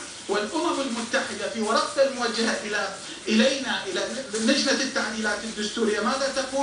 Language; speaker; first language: Arabic; non-native, local second language; Turkmen